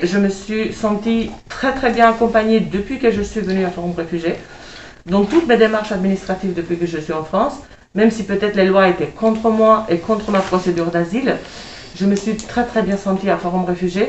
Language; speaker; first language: French; non-native, fluent; Albanian